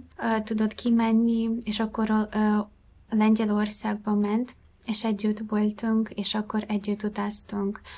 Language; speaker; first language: Hungarian; non-native, fluent; Ukrainian